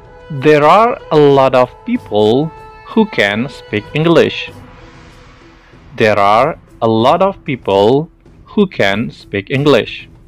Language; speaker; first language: English; non-native, fluent; Indonesian